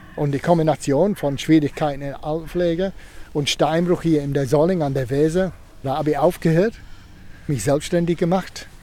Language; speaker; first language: German; non-native, fluent; English